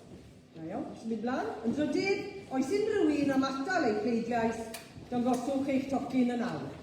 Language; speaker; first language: Welsh; native; Welsh